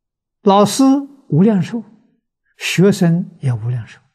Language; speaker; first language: Chinese; native; Chinese